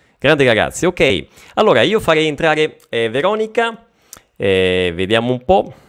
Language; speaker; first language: Italian; native; Italian